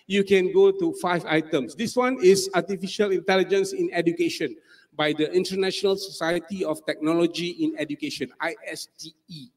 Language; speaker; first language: English; non-native, local second language; Malay